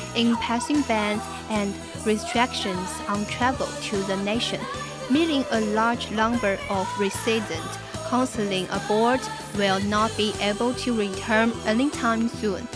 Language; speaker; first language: English; non-native, fluent; Chinese